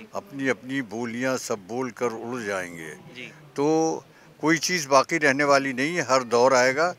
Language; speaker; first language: Hindi; native; Hindi